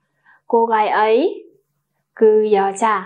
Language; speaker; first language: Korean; non-native, learner; Vietnamese